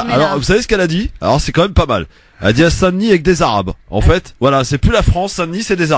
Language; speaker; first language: French; native; French